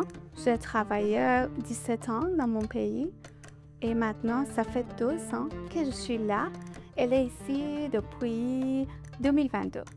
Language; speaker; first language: French; non-native, learner; Persian